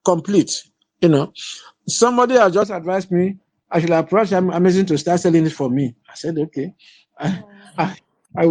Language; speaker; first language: English; non-native, local second language; Igbo